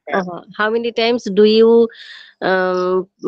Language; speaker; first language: English; non-native, learner; Bangla